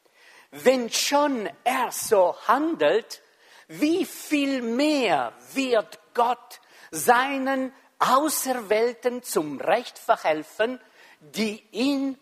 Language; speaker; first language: German; non-native, fluent; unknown